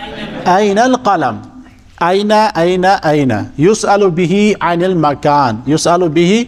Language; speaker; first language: Arabic; non-native, fluent; Urdu